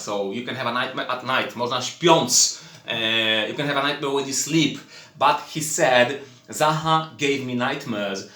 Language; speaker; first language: English; non-native, fluent; Polish